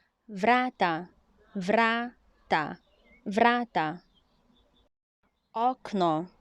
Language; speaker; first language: Slovenian; non-native, learner; Chinese